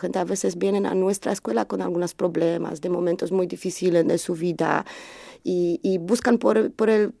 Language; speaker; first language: Spanish; non-native, learner; Polish